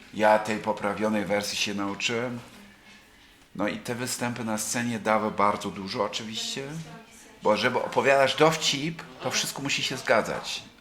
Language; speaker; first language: Polish; non-native, fluent; German